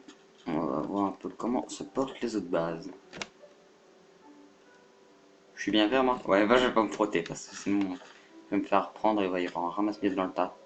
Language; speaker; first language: French; native; French